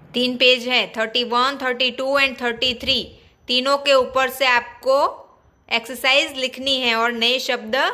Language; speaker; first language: Hindi; non-native, local second language; Gujarati